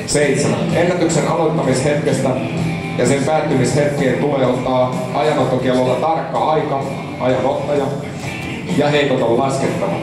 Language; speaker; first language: Finnish; native; Finnish